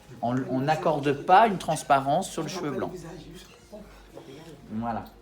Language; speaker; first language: French; native; French